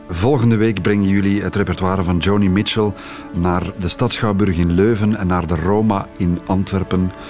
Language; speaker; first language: Dutch; native; Dutch